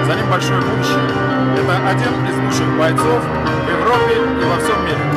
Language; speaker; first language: Russian; native; Russian